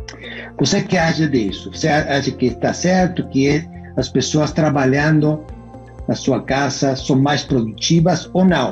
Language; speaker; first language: Portuguese; non-native, fluent; Spanish